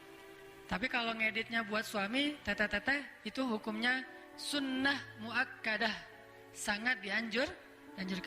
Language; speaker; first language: Indonesian; native; Indonesian